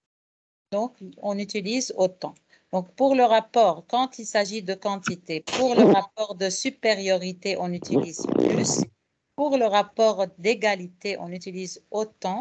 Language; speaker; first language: French; non-native, fluent; Arabic